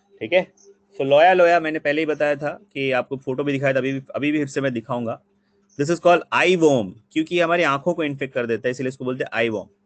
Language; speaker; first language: Hindi; non-native, local second language; Bangla